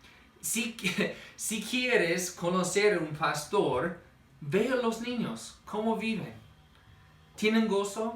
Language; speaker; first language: Spanish; non-native, fluent; English